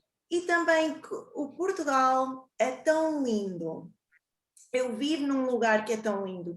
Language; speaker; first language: Portuguese; early bilingual, heritage; Portuguese